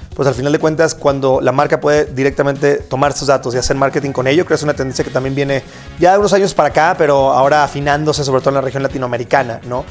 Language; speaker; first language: Spanish; native; Spanish